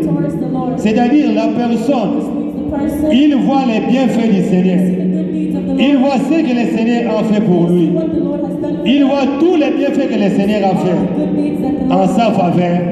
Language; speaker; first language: French; non-native, local second language; Lingala